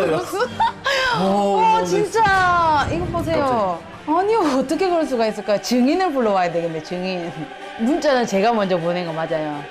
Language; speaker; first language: Korean; native; Korean